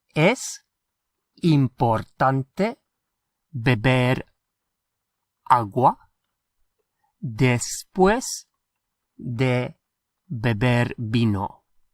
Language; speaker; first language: Spanish; non-native, fluent; English